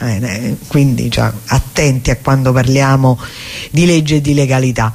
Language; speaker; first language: Italian; native; Italian